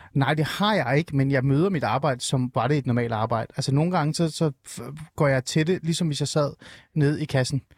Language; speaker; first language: Danish; early bilingual, other home language; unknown